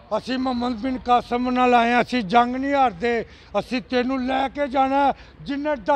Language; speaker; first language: Punjabi; native; Punjabi